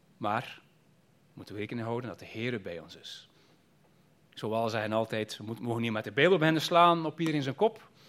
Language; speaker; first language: Dutch; native; Dutch